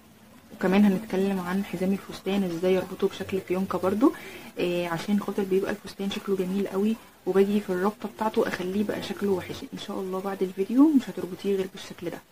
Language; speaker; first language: Arabic; native; Arabic